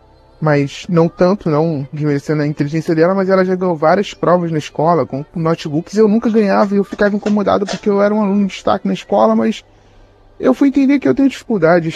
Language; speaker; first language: Portuguese; native; Portuguese